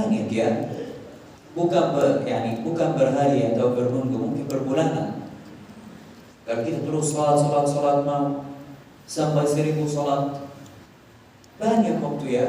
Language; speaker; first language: Indonesian; non-native, fluent; Arabic